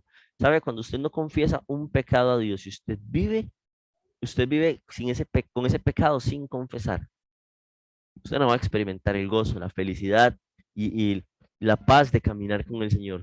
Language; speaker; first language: Spanish; native; Spanish